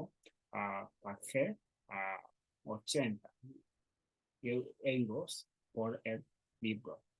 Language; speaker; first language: Spanish; non-native, learner; Swahili